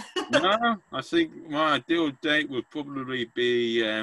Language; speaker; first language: English; native; English